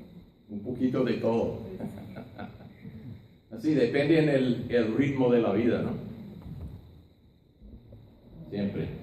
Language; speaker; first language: Spanish; non-native, fluent; English